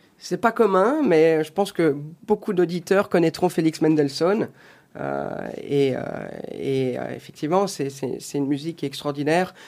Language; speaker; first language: French; native; French